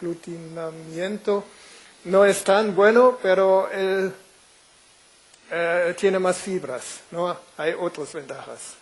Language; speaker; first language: Spanish; non-native, fluent; German